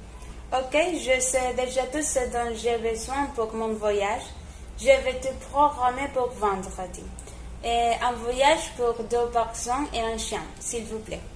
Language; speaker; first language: French; non-native, learner; Spanish